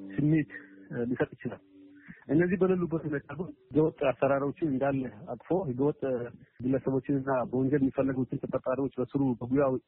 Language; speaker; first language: Amharic; non-native, local second language; Somali